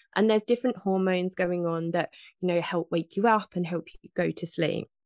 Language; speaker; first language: English; native; English